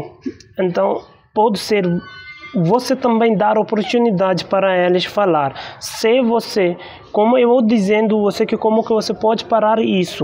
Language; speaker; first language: Portuguese; non-native, learner; Hindi